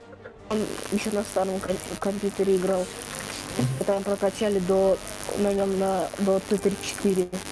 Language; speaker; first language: Russian; native; Russian